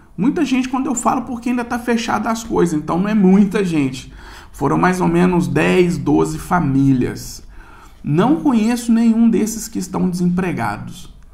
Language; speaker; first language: Portuguese; native; Portuguese